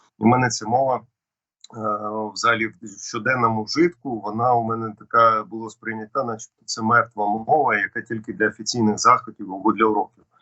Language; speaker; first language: Ukrainian; non-native, local second language; Russian